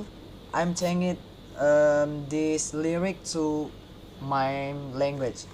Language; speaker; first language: English; non-native, learner; Hakka Chinese